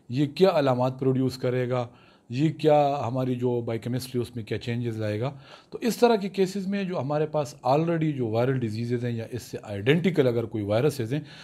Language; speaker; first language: Urdu; non-native, local second language; Pashto